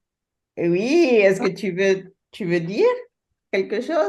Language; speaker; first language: French; non-native, fluent; Spanish